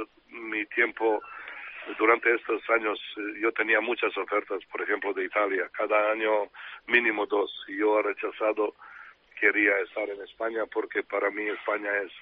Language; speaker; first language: Spanish; non-native, fluent; Serbian